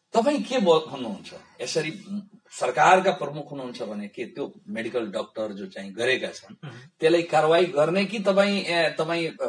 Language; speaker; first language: Nepali; non-native, local second language; Bhojpuri